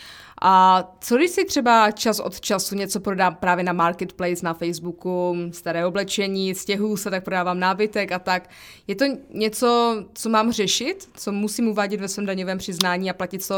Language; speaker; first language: Czech; native; Czech